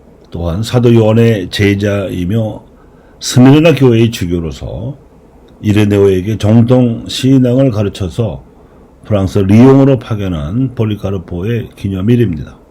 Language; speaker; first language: Korean; native; Korean